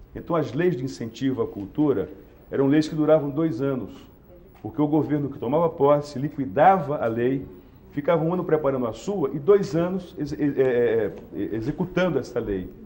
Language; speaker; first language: Portuguese; native; Portuguese